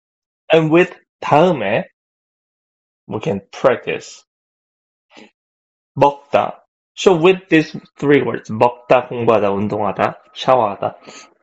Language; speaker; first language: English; non-native, fluent; Korean